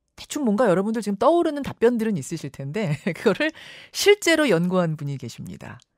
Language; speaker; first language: Korean; native; Korean